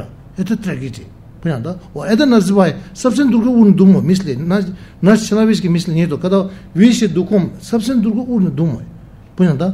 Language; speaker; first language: Russian; non-native, learner; Tibetan